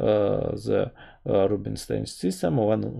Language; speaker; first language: English; non-native, fluent; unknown